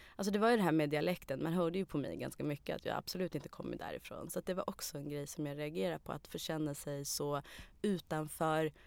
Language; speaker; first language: Swedish; early bilingual, other home language; Arabic